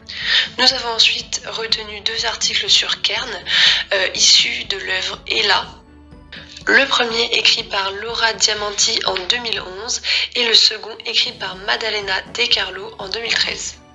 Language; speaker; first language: French; native; French